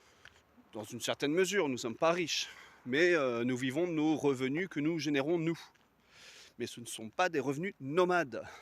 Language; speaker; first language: French; native; French